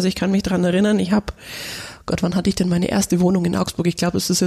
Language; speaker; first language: German; native; German